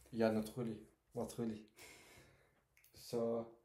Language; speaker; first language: German; non-native, learner; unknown